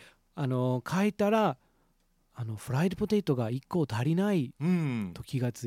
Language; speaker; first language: Japanese; non-native, fluent; English